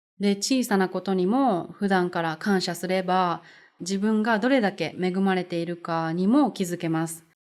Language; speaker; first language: Japanese; native; Japanese